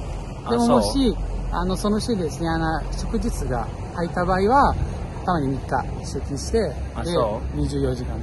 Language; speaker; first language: Japanese; non-native, fluent; Portuguese